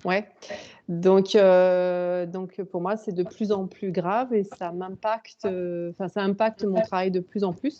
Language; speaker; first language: French; native; French